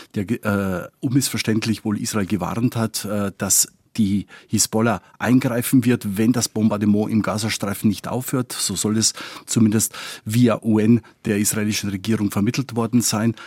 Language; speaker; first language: German; non-native, fluent; Spanish